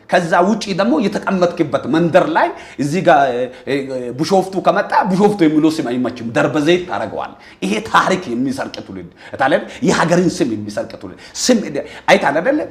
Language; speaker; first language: Amharic; non-native, local second language; Oromo